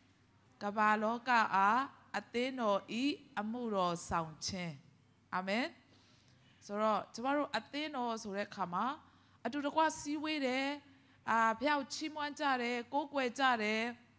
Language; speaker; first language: Burmese; non-native, local second language; Tedim Chin